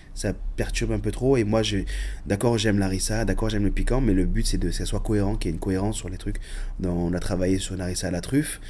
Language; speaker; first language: French; early bilingual, other home language; Arabic